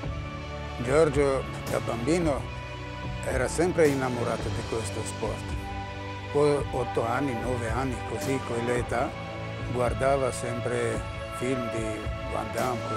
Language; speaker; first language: Italian; non-native, learner; Armenian